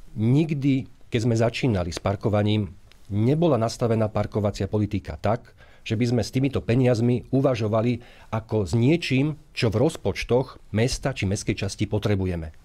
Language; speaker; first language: Slovak; native; Slovak